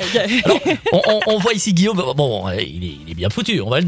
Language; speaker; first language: French; native; French